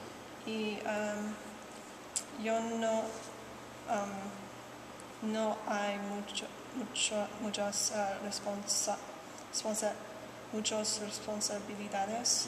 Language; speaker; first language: Spanish; non-native, learner; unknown